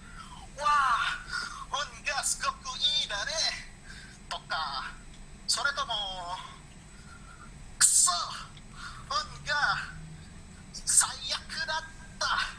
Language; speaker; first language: Japanese; non-native, learner; Indonesian